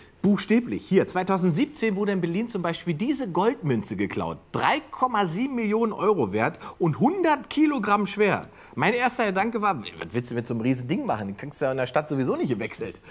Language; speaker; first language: German; native; German